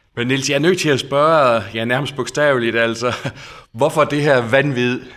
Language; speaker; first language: Danish; native; Danish